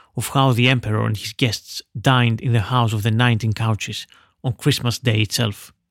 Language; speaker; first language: English; non-native, fluent; Greek